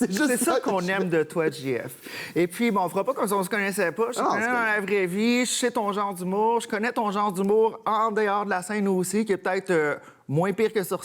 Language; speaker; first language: French; native; French